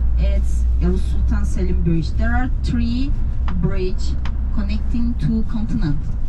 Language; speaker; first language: English; non-native, fluent; Turkish